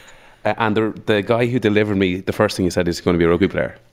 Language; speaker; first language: English; native; English